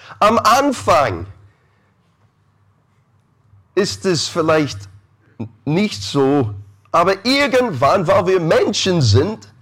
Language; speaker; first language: German; non-native, fluent; English